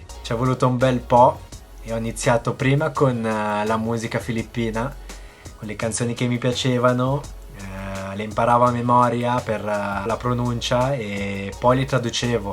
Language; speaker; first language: Italian; early bilingual, other home language; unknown